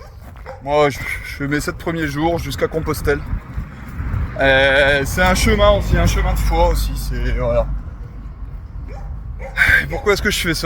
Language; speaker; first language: French; native; French